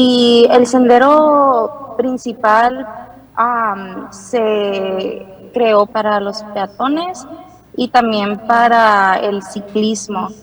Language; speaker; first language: Spanish; early bilingual, heritage; Spanish